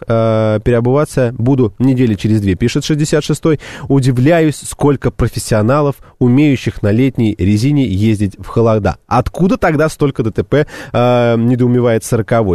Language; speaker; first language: Russian; native; Russian